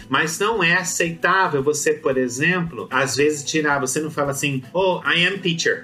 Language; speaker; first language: Portuguese; native; Portuguese